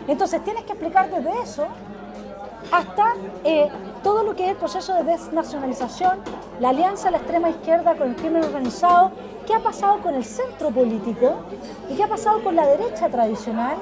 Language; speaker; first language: Spanish; native; Spanish